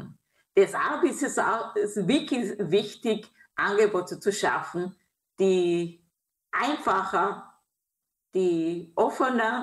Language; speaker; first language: German; non-native, fluent; Kinyarwanda